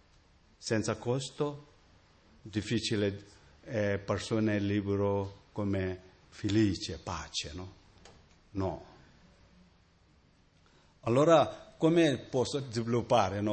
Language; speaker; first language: Italian; non-native, learner; Tibetan